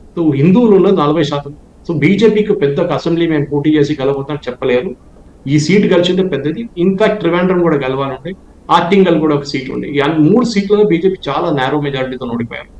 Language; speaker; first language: Telugu; non-native, local second language; Malayalam